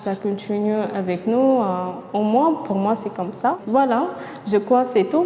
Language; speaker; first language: French; non-native, fluent; Arabic